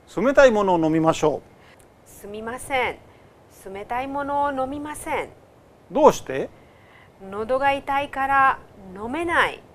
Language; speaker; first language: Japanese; non-native, fluent; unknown